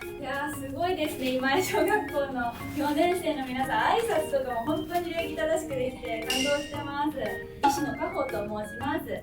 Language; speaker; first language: Japanese; native; Japanese